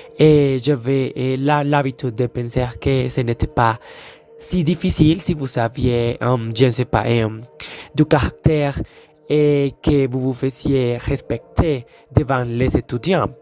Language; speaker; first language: French; non-native, learner; Spanish